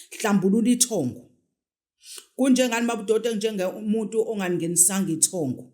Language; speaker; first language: Zulu; native; Zulu